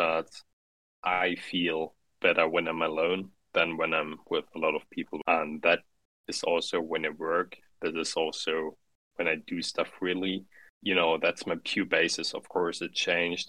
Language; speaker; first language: English; non-native, fluent; German